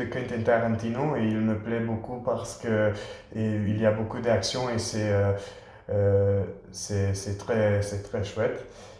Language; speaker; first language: French; non-native, learner; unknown